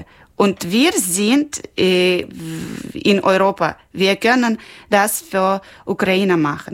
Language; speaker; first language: German; non-native, local second language; Ukrainian